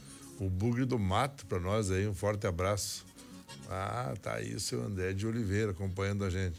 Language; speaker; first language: Portuguese; native; Portuguese